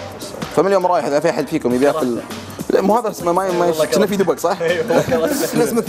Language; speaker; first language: Arabic; native; Arabic